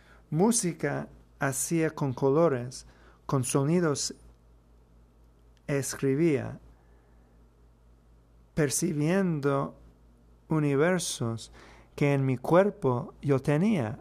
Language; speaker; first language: Spanish; non-native, fluent; English